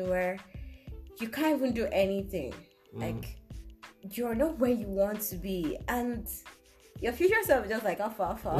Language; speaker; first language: English; non-native, local second language; Igbo